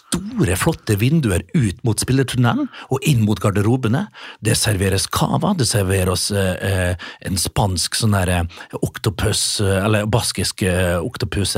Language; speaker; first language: Norwegian; native; Norwegian